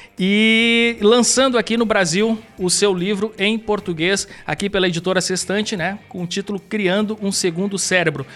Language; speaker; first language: Portuguese; native; Portuguese